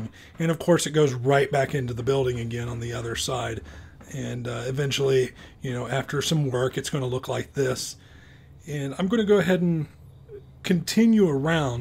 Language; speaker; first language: English; native; English